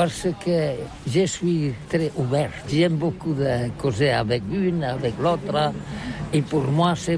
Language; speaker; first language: French; non-native, learner; Catalan